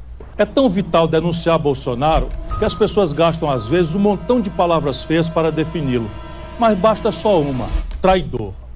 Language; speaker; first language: Portuguese; native; Portuguese